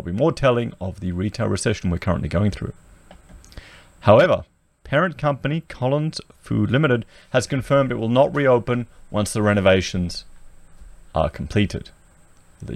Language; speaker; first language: English; native; English